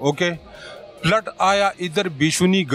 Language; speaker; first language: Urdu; non-native, local second language; Pashto